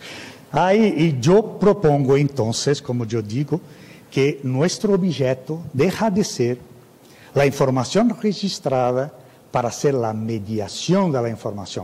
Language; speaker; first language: Spanish; non-native, fluent; Portuguese